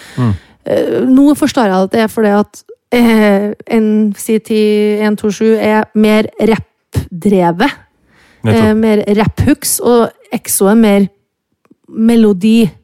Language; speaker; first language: Norwegian; native; Norwegian